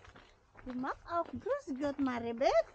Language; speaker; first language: German; non-native, learner; Cebuano